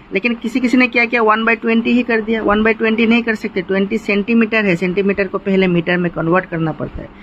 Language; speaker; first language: Hindi; non-native, local second language; Assamese